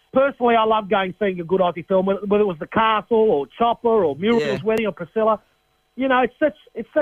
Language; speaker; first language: English; native; English